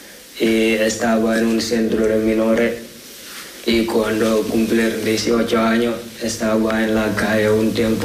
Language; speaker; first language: Spanish; non-native, learner; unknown